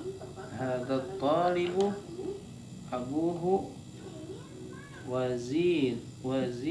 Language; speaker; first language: Arabic; non-native, learner; Indonesian